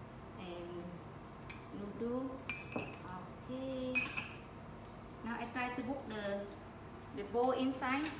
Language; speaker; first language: English; non-native, learner; Vietnamese